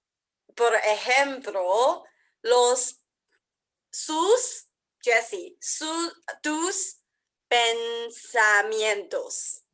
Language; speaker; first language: Spanish; non-native, learner; English